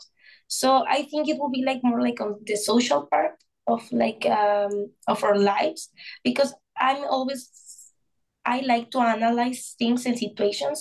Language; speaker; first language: English; non-native, fluent; Spanish